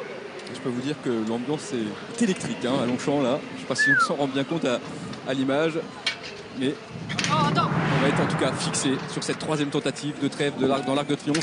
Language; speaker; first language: French; native; French